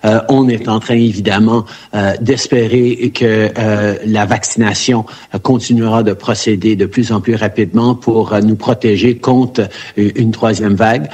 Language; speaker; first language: French; early bilingual, heritage; French